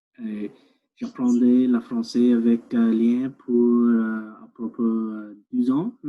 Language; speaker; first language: French; non-native, learner; English